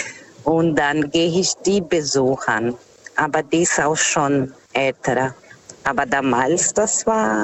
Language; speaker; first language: German; non-native, learner; Portuguese